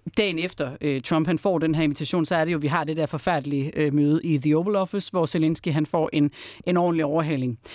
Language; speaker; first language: Danish; native; Danish